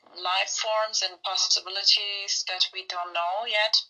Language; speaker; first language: English; non-native, fluent; Turkish